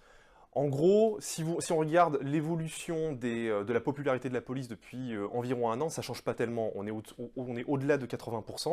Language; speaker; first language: French; native; French